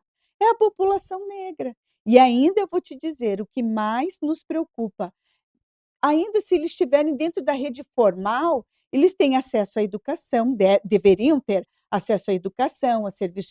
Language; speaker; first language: Portuguese; native; Portuguese